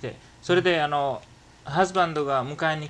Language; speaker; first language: Japanese; early bilingual, heritage; Japanese